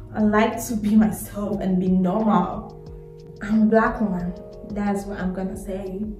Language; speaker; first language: English; non-native, local second language; Yoruba